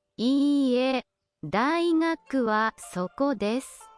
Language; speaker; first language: Japanese; non-native, learner; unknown